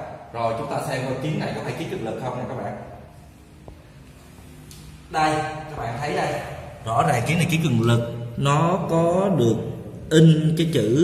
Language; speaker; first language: Vietnamese; native; Vietnamese